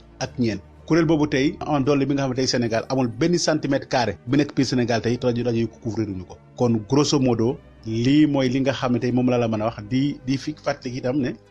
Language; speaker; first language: Wolof; non-native, local second language; Serer